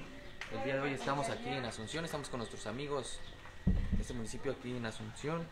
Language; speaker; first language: Spanish; native; Spanish